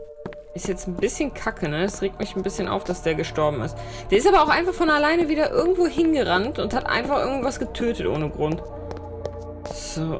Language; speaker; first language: German; native; German